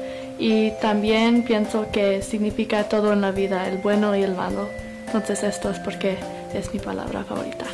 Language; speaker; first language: Spanish; early bilingual, other home language; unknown